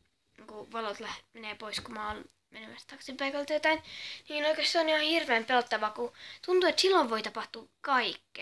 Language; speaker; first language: Finnish; native; Finnish